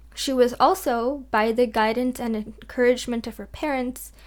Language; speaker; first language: English; early bilingual, other home language; Hindi